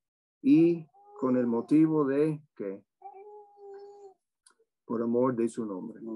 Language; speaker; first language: Spanish; non-native, fluent; English